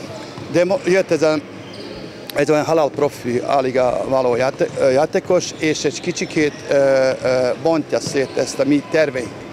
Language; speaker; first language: Hungarian; non-native, learner; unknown